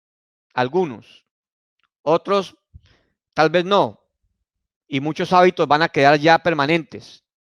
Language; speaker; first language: Spanish; native; Spanish